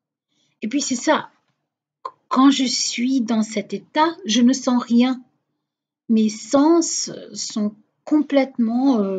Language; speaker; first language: French; non-native, fluent; Portuguese